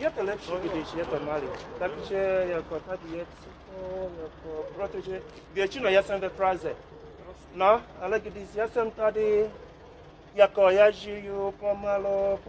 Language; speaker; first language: Czech; non-native, learner; English